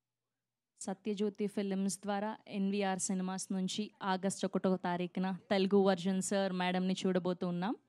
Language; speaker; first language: Telugu; native; Telugu